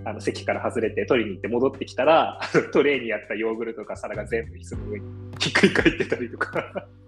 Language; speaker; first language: Japanese; early bilingual, heritage; Japanese